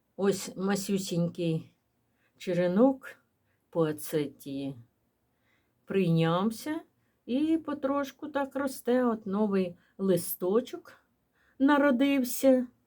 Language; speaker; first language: Ukrainian; non-native, local second language; Russian